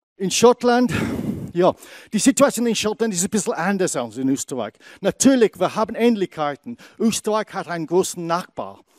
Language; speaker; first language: German; non-native, fluent; English